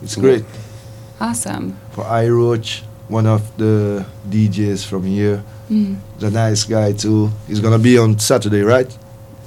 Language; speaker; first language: English; non-native, fluent; Portuguese